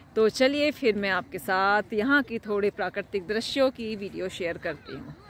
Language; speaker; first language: Hindi; native; Hindi